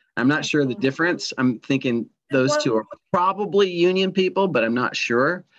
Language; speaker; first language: English; native; English